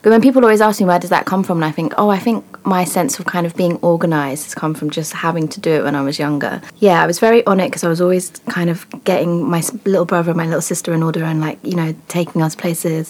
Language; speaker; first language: English; native; English